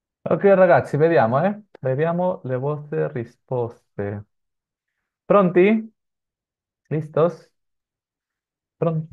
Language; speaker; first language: Italian; non-native, fluent; Spanish